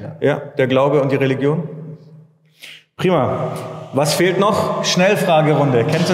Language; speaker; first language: German; native; German